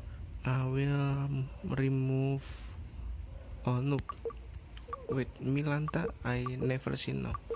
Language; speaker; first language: English; non-native, learner; Indonesian